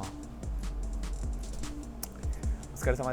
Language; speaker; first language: Japanese; non-native, learner; Korean